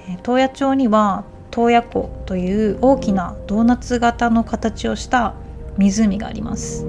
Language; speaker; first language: Japanese; native; Japanese